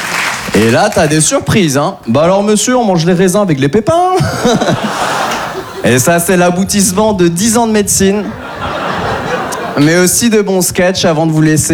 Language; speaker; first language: French; native; French